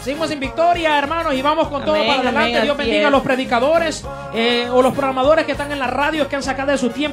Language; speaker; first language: Spanish; native; Spanish